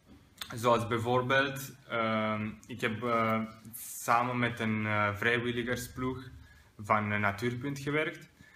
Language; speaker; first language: Dutch; non-native, learner; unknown